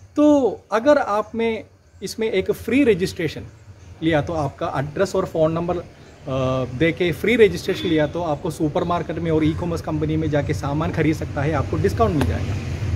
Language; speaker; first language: Hindi; non-native, local second language; Malayalam